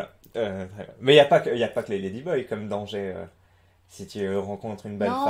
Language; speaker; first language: French; native; French